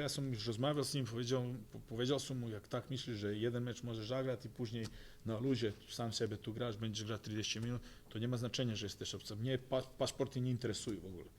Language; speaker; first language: Polish; non-native, fluent; Croatian